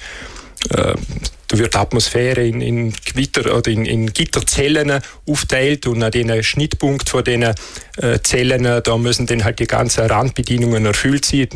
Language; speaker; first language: German; native; German